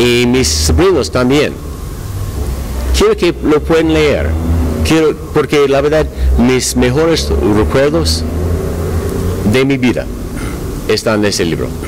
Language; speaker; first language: Spanish; non-native, learner; English